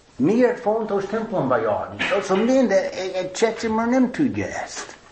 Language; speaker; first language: Hungarian; non-native, fluent; English